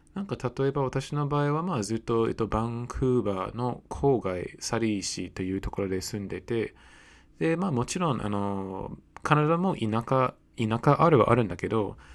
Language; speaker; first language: Japanese; non-native, fluent; English